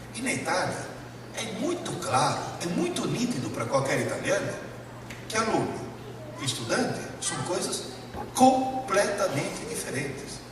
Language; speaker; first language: Portuguese; early bilingual, other home language; Italian